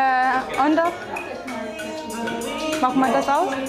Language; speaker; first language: German; non-native, learner; Kikuyu